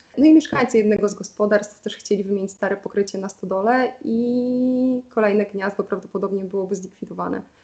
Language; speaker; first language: Polish; native; Polish